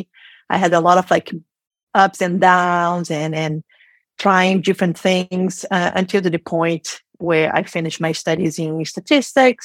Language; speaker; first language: English; non-native, fluent; Portuguese